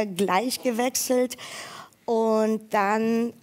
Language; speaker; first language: German; non-native, fluent; Ukrainian